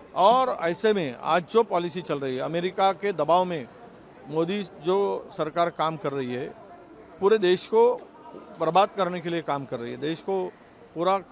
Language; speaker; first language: Hindi; non-native, local second language; Marathi